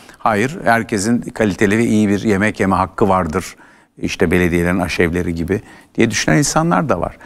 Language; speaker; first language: Turkish; native; Turkish